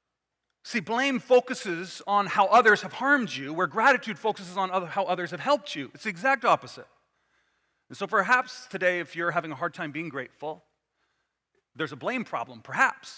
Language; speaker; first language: English; native; English